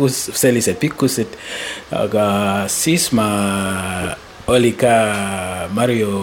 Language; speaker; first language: Estonian; non-native, learner; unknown